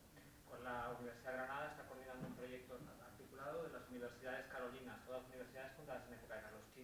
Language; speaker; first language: Spanish; native; Spanish